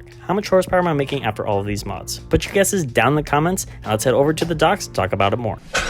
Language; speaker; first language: English; native; English